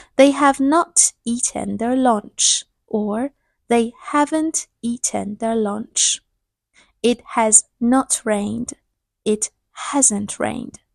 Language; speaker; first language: English; non-native, fluent; Persian